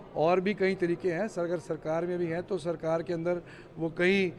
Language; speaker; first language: Hindi; native; Hindi